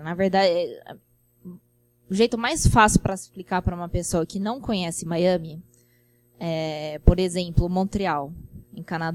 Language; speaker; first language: Portuguese; early bilingual, heritage; Portuguese